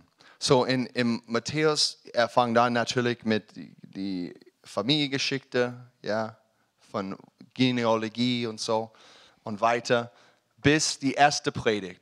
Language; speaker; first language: German; non-native, learner; English